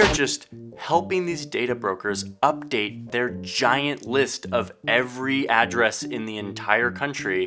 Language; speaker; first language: English; native; English